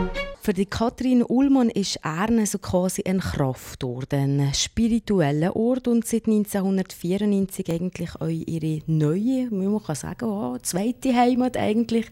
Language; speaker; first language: German; native; German